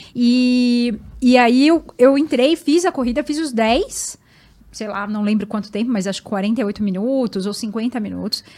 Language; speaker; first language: Portuguese; native; Portuguese